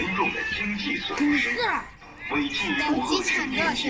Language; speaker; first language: Chinese; native; Chinese